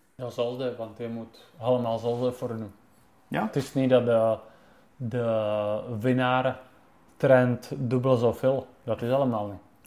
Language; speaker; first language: Dutch; non-native, fluent; Czech